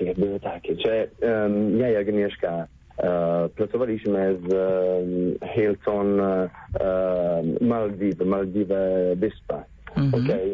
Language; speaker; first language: Polish; non-native, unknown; Italian